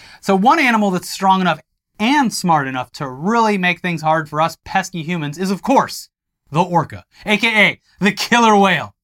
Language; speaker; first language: English; native; English